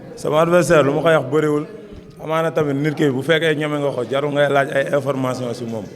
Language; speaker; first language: Wolof; native; Wolof